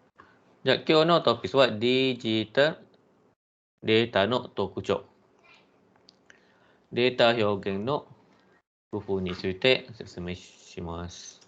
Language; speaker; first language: Japanese; non-native, fluent; Malay